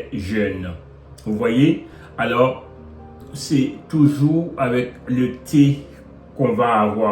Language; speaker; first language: French; non-native, local second language; Haitian Creole